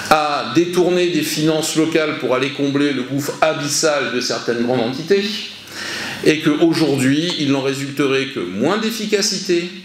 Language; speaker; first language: French; native; French